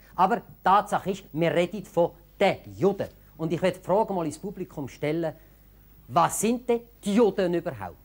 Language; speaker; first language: German; native; German